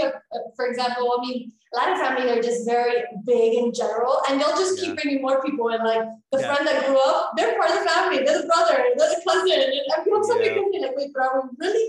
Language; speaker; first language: English; early bilingual, other home language; Spanish